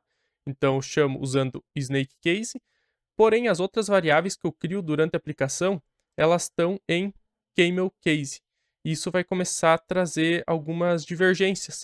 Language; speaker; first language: Portuguese; native; Portuguese